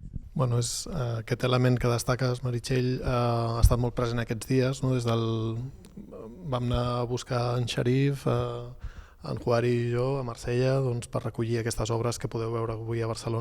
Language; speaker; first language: Catalan; native; Catalan